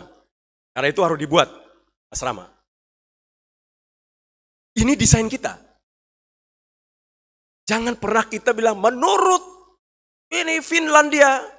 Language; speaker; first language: Indonesian; native; Indonesian